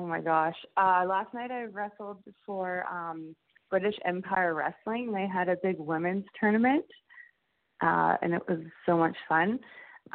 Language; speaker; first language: English; native; English